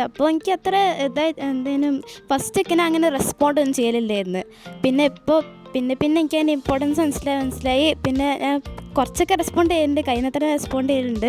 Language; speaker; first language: Malayalam; early bilingual, heritage; Malayalam